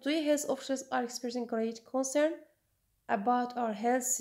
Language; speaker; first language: English; non-native, fluent; Azerbaijani